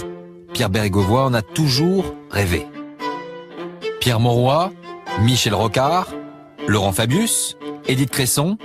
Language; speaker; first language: French; native; French